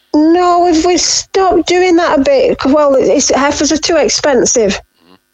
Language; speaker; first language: English; native; English